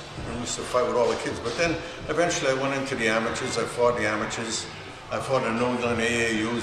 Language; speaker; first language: English; native; English